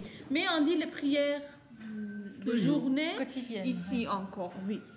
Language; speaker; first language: French; non-native, fluent; Persian